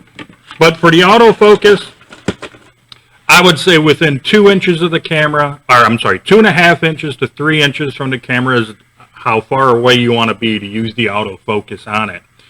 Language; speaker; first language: English; native; English